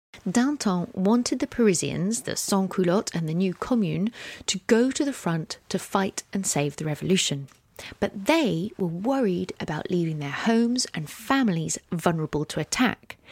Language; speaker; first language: English; native; English